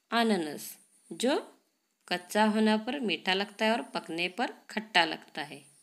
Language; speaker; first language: Hindi; non-native, local second language; Marathi